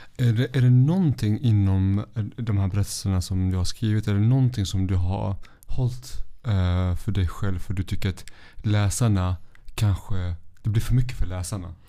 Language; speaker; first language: Swedish; early bilingual, other home language; Central Kurdish